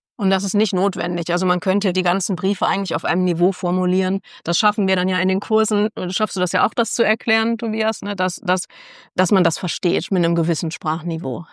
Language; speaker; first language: German; native; German